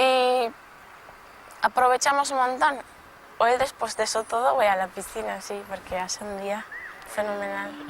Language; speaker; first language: Spanish; non-native, local second language; Portuguese